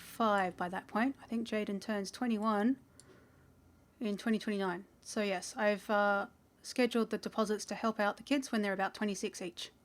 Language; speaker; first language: English; native; English